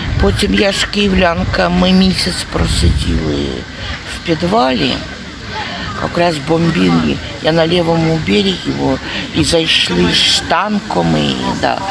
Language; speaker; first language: Ukrainian; non-native, local second language; Russian